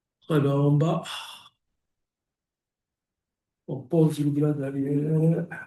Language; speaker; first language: French; non-native, fluent; Japanese